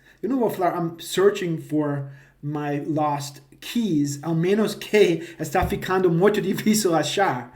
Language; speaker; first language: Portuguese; non-native, fluent; English